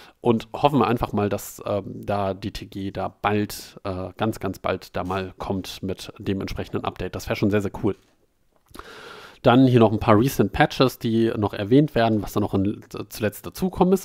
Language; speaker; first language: German; native; German